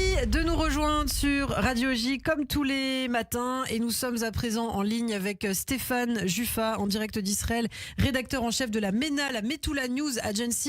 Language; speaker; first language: French; native; French